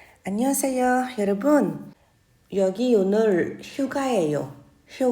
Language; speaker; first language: Korean; non-native, fluent; Portuguese